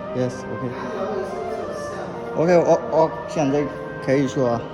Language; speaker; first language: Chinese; non-native, learner; Bangla